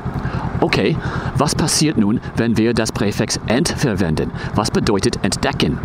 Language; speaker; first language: German; non-native, fluent; English